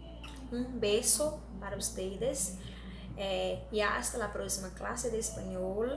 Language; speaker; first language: Spanish; non-native, learner; Portuguese